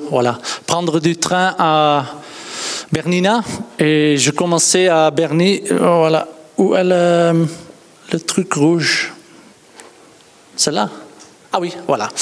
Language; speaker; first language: French; non-native, learner; Dutch